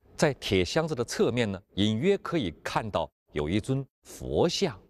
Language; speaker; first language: Chinese; native; Chinese